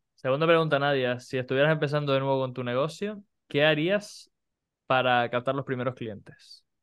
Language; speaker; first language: Spanish; native; Spanish